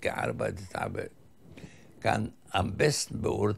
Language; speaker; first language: German; early bilingual, heritage; German